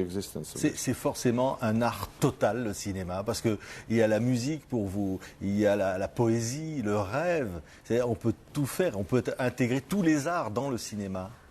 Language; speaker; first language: French; native; French